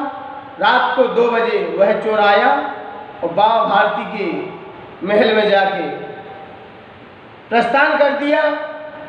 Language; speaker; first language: Hindi; native; Hindi